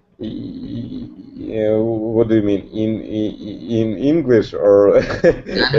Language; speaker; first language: English; non-native, learner; Russian